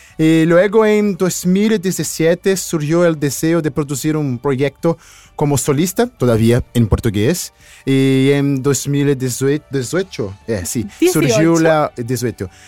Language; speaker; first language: Spanish; non-native, learner; Portuguese